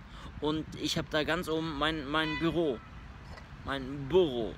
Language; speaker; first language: German; early bilingual, other home language; Turkish